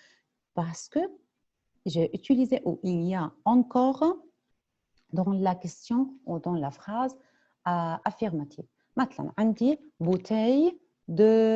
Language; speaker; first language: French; non-native, fluent; Arabic